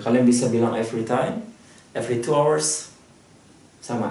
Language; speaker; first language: English; non-native, fluent; Indonesian